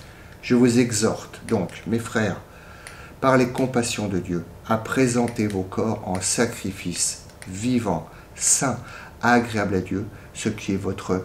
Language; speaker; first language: French; native; French